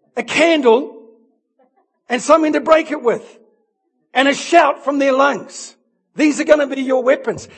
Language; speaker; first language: English; native; English